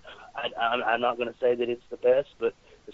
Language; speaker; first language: English; native; English